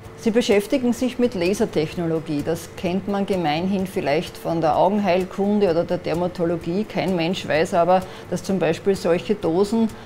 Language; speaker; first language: German; native; German